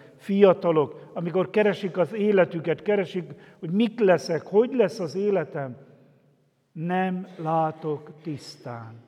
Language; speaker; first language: Hungarian; native; Hungarian